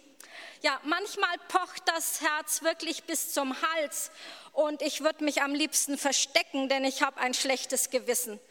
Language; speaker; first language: German; native; German